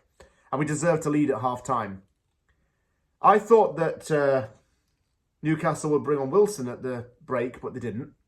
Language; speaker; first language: English; native; English